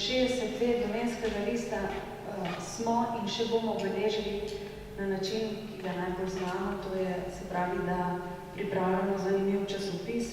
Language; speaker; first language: Slovenian; native; Slovenian